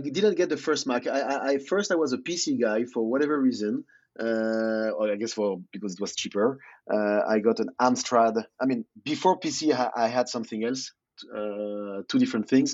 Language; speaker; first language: English; non-native, fluent; French